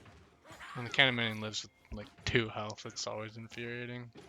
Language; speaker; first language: English; native; English